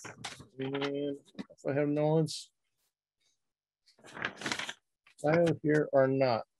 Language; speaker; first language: English; native; English